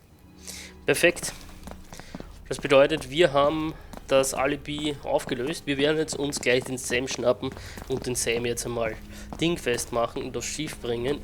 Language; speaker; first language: German; native; German